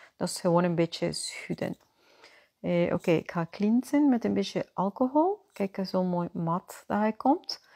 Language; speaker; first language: Dutch; non-native, fluent; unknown